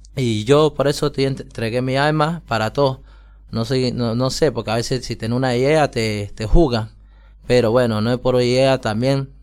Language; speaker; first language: Spanish; native; Spanish